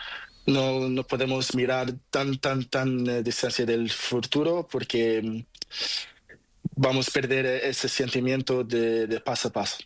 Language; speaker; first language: Spanish; non-native, learner; Portuguese